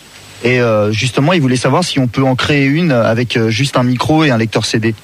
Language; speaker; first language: French; native; French